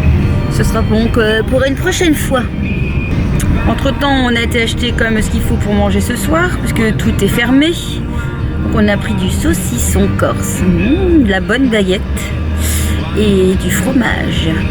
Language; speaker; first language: French; native; French